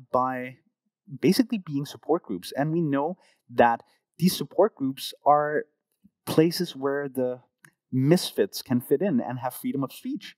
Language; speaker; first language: English; non-native, fluent; Danish